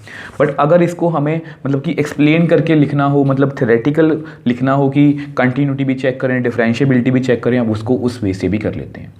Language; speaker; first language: Hindi; native; Hindi